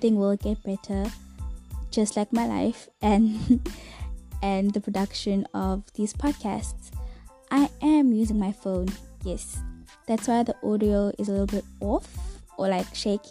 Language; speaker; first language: English; non-native, local second language; Xhosa